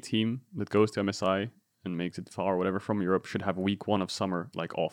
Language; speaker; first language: English; native; English